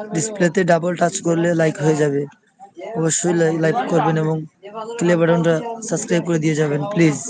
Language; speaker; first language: Bangla; non-native, local second language; Sylheti